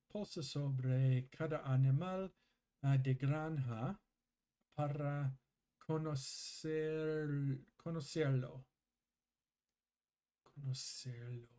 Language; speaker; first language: Spanish; non-native, learner; English